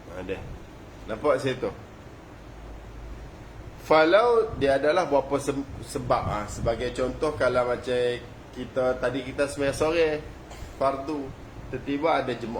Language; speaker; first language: Malay; native; Malay